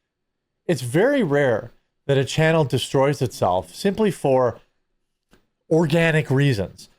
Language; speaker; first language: English; native; English